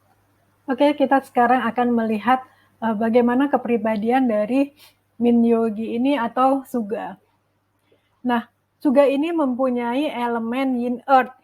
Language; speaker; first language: Indonesian; native; Indonesian